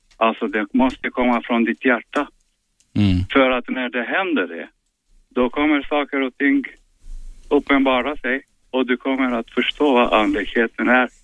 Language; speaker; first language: Swedish; non-native, fluent; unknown